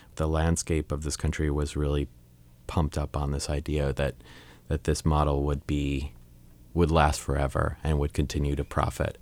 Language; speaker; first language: English; native; English